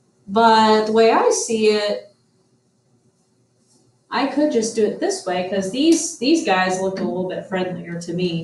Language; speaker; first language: English; native; English